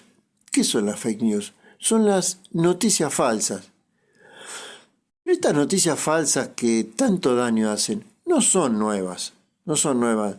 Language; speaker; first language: Spanish; native; Spanish